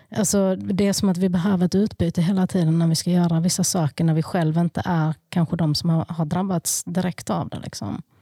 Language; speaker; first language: Swedish; early bilingual, other home language; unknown